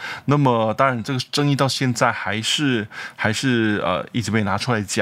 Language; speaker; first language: Chinese; native; Chinese